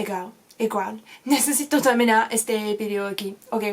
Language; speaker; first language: Spanish; non-native, learner; English